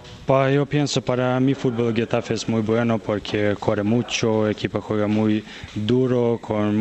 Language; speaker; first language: Spanish; non-native, learner; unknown